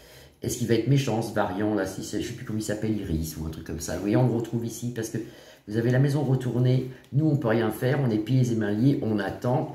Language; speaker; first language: French; native; French